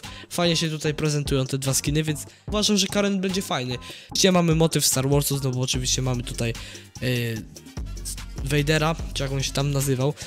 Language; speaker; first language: Polish; native; Polish